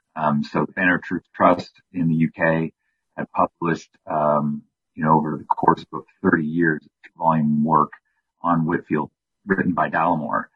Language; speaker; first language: English; native; English